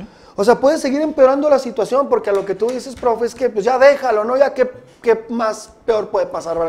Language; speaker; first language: Spanish; native; Spanish